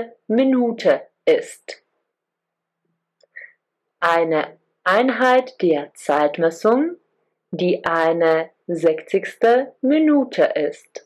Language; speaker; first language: German; non-native, fluent; Czech